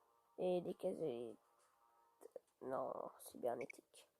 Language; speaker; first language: French; native; French